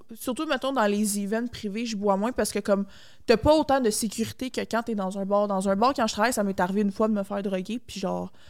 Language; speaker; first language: French; native; French